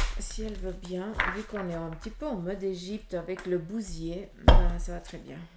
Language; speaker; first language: French; early bilingual, other home language; Portuguese